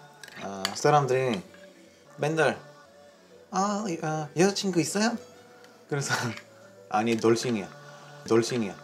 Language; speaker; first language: Korean; non-native, learner; Bulgarian